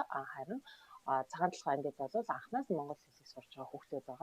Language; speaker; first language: Mongolian; native; Mongolian